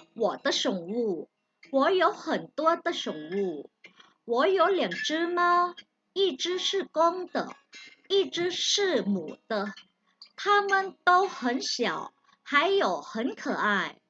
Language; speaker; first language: Chinese; non-native, fluent; Thai